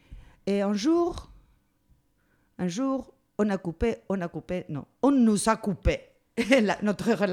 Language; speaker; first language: French; non-native, learner; Spanish